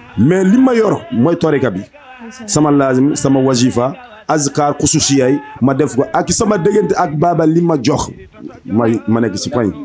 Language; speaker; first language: Wolof; non-native, fluent; Bambara